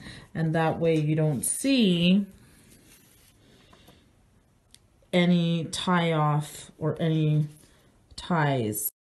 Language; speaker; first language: English; native; English